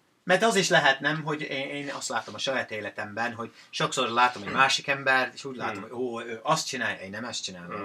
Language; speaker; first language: Hungarian; non-native, fluent; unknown